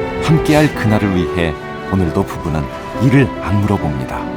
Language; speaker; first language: Korean; native; Korean